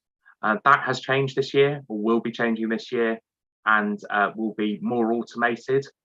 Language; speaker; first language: English; native; English